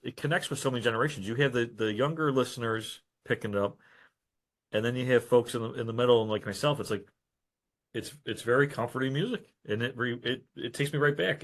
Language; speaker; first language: English; native; English